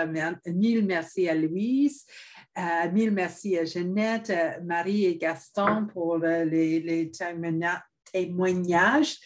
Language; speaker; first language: French; non-native, fluent; English